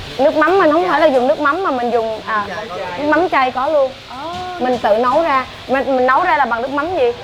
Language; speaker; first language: Vietnamese; native; Vietnamese